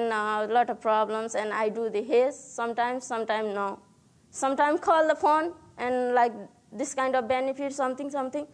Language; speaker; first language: English; non-native, learner; Nepali